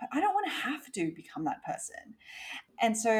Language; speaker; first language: English; native; English